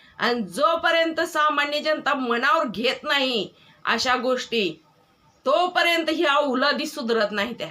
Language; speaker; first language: Marathi; native; Marathi